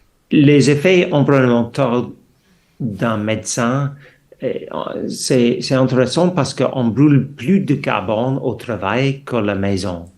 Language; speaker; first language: French; non-native, fluent; English